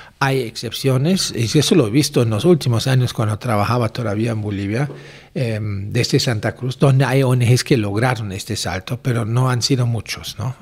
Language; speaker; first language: Spanish; non-native, fluent; German